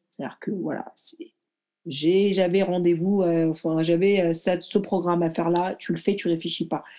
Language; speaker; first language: French; early bilingual, other home language; Arabic